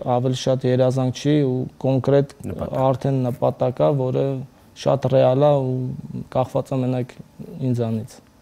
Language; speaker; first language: Armenian; early bilingual, heritage; Armenian